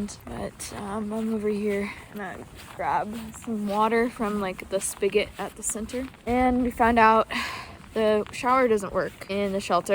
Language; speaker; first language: English; native; English